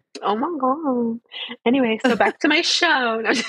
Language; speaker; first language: English; early bilingual, other home language; Spanish